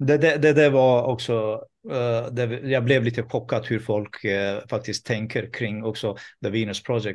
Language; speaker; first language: Swedish; non-native, fluent; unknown